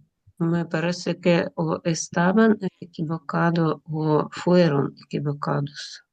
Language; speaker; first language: Spanish; non-native, learner; Russian